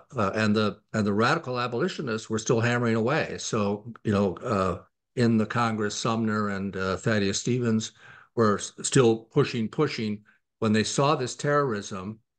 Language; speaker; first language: English; native; English